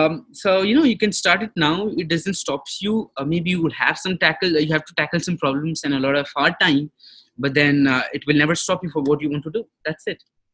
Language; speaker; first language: English; non-native, local second language; Marwari